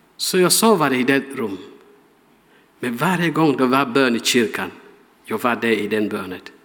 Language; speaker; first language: Swedish; non-native, learner; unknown